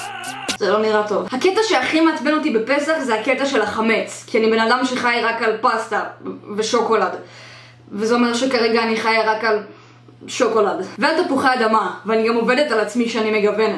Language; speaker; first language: Hebrew; native; Hebrew